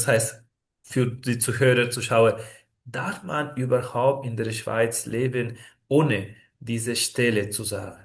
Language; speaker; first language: German; non-native, fluent; Spanish